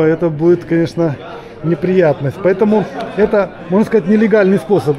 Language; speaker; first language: Russian; native; Russian